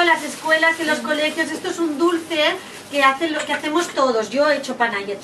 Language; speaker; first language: Spanish; native; Spanish